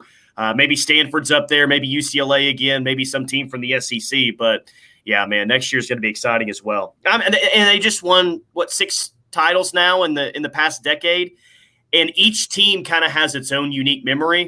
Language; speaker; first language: English; native; English